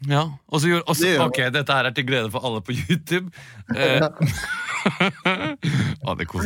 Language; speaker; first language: Norwegian; native; Norwegian